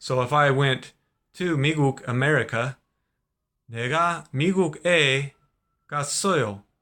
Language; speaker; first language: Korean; non-native, fluent; English